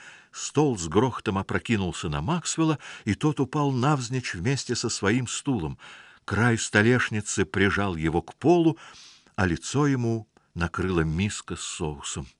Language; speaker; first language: Russian; native; Russian